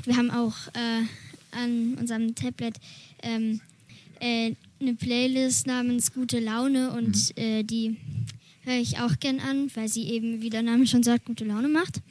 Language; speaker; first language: German; native; German